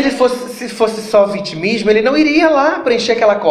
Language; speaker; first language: Portuguese; native; Portuguese